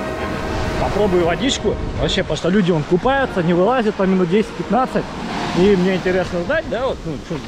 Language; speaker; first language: Russian; native; Russian